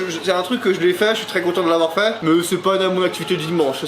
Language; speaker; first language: French; native; French